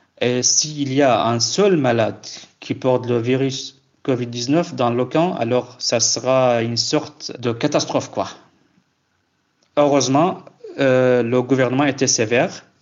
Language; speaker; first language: French; non-native, fluent; Kurdish